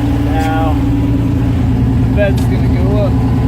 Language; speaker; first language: English; native; English